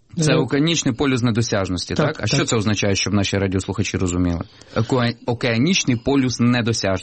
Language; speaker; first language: Ukrainian; native; Ukrainian